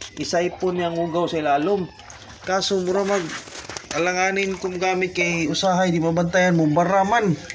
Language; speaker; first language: Cebuano; native; Cebuano